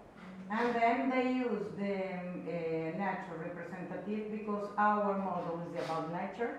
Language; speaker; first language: English; non-native, learner; Portuguese